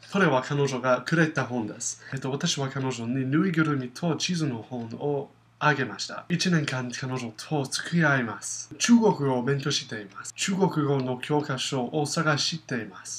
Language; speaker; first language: Japanese; non-native, learner; English